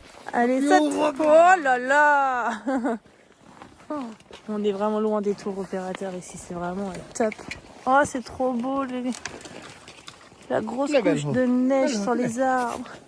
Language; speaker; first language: French; native; French